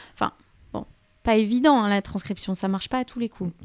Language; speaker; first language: French; native; French